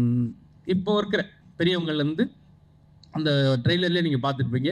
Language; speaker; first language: Tamil; native; Tamil